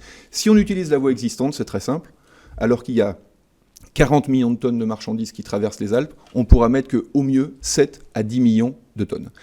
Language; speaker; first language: French; native; French